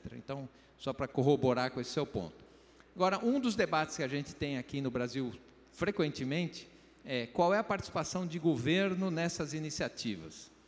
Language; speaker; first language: Portuguese; native; Portuguese